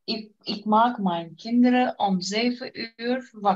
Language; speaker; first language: Dutch; non-native, learner; Turkish